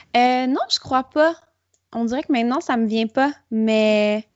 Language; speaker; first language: French; native; French